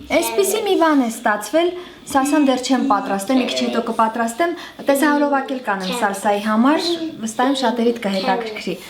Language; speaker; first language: Armenian; native; Armenian